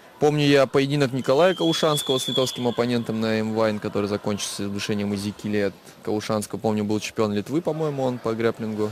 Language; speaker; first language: Russian; native; Russian